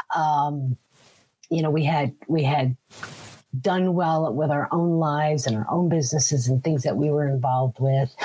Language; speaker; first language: English; native; English